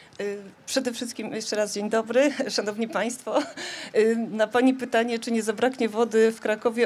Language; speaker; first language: Polish; native; Polish